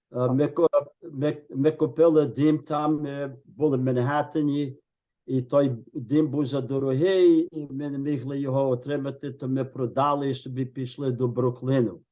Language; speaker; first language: Ukrainian; early bilingual, heritage; Ukrainian